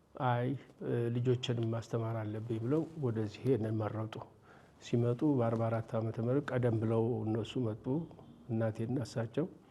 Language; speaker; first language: Amharic; native; Amharic